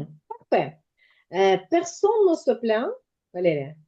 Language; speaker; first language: French; non-native, fluent; Ukrainian